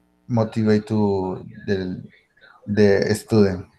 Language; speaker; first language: English; non-native, learner; Spanish